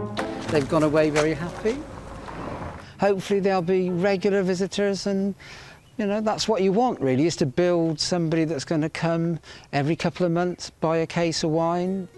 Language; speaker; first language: English; native; English